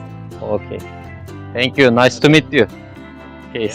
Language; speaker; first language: English; non-native, fluent; Turkish